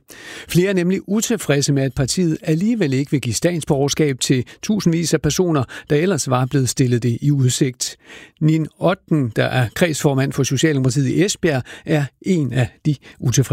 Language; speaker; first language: Danish; native; Danish